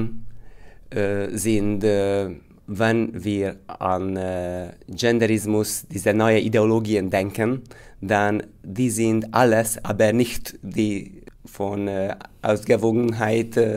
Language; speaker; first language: German; non-native, fluent; Hungarian